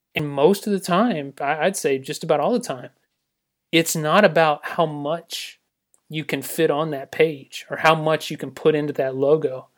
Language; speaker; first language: English; native; English